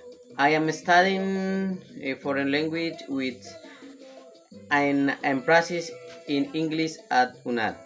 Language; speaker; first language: English; non-native, learner; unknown